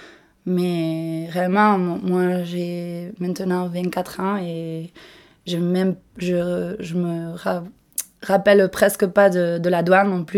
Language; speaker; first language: French; non-native, local second language; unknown